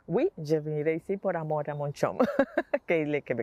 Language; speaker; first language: French; non-native, learner; Spanish